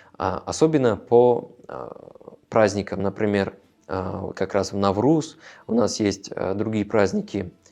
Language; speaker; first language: Russian; non-native, local second language; Tajik